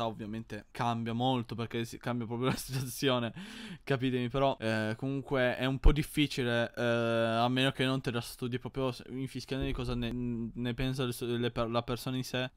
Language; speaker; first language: Italian; native; Italian